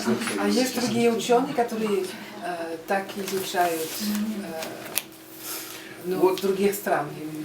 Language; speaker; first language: Russian; non-native, fluent; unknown